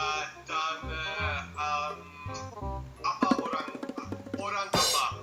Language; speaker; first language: Indonesian; non-native, learner; English